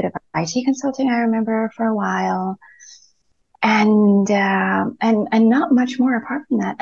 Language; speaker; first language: English; non-native, fluent; Spanish